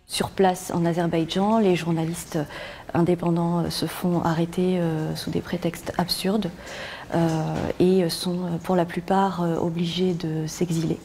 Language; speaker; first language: French; native; French